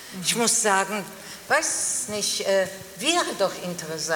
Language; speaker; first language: German; non-native, fluent; Polish